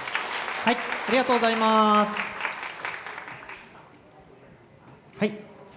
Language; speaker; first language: Japanese; native; Japanese